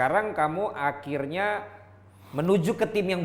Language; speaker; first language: Indonesian; native; Indonesian